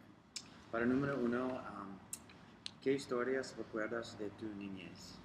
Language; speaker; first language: Spanish; non-native, learner; English